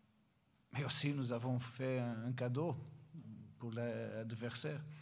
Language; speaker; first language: French; non-native, learner; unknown